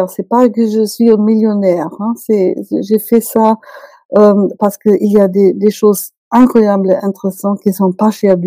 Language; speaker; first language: French; non-native, fluent; German